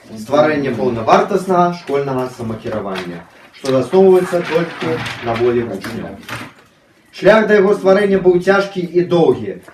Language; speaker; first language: Belarusian; non-native, local second language; Russian